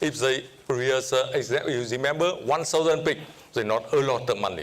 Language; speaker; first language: English; non-native, fluent; Vietnamese